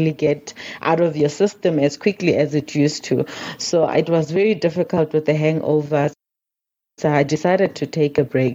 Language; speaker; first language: English; non-native, local second language; Tswana